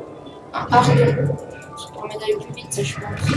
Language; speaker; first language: French; native; French